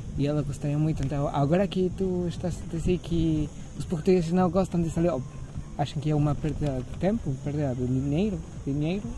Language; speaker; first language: Portuguese; non-native, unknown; Spanish